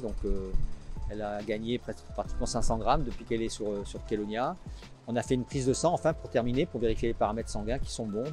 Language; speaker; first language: French; native; French